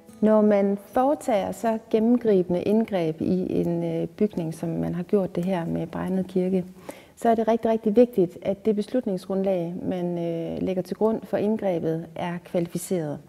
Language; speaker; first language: Danish; native; Danish